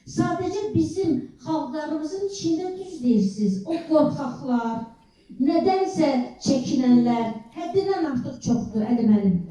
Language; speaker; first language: Azerbaijani; non-native, local second language; Lezghian